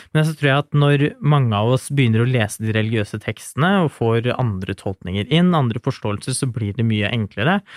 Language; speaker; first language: Norwegian; early bilingual, other home language; Urdu